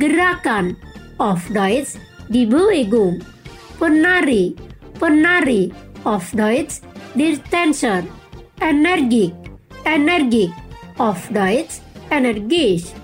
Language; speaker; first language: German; non-native, fluent; Indonesian